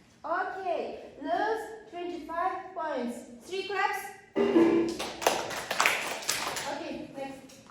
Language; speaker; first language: English; non-native, learner; Kazakh